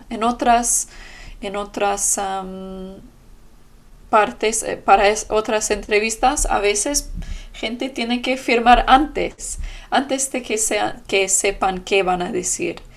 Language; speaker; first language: Spanish; non-native, fluent; English